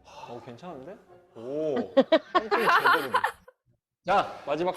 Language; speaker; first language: Korean; native; Korean